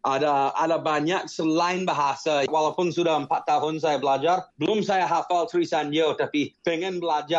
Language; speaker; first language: Indonesian; non-native, fluent; English